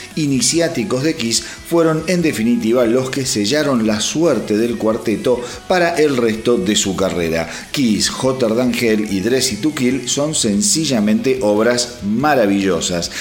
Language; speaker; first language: Spanish; native; Spanish